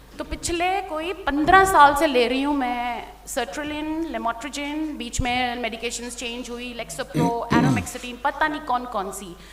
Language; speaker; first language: Hindi; native; Hindi